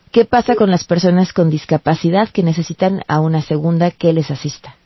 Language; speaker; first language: Spanish; native; Spanish